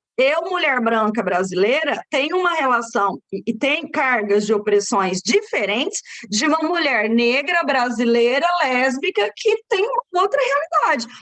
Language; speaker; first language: Portuguese; native; Portuguese